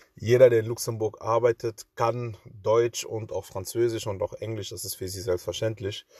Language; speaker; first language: German; early bilingual, other home language; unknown